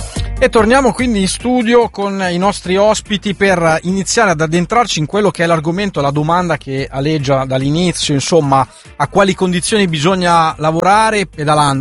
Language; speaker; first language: Italian; native; Italian